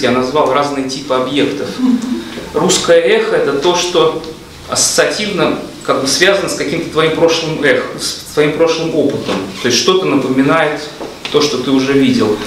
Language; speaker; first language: Russian; native; Russian